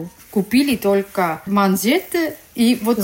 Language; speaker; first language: Russian; non-native, learner; Estonian